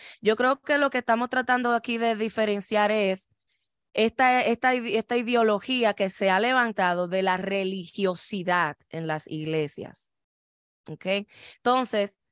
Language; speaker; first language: Spanish; native; Spanish